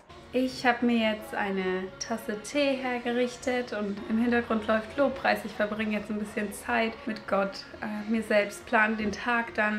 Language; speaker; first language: German; native; German